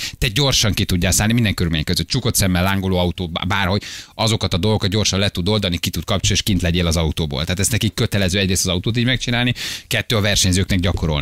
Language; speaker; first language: Hungarian; native; Hungarian